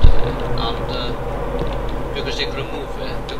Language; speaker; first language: English; native; English